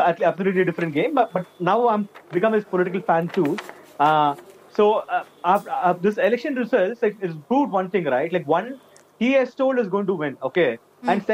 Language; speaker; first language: English; non-native, local second language; Tamil